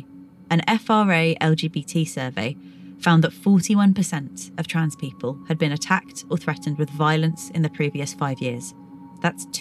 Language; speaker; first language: English; native; English